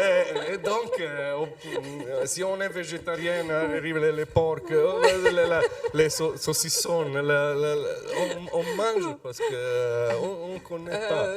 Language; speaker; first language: French; non-native, fluent; Italian